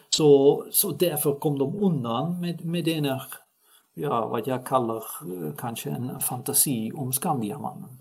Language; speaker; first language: Swedish; non-native, fluent; Dutch